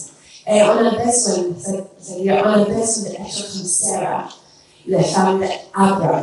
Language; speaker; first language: French; non-native, learner; English